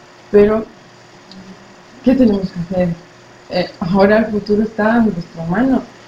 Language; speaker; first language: Spanish; non-native, learner; Arabic